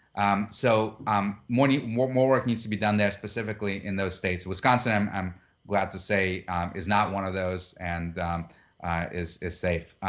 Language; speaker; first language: English; non-native, fluent; Russian